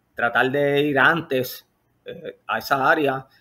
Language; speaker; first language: Spanish; native; Spanish